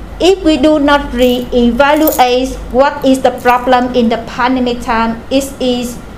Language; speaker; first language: English; non-native, learner; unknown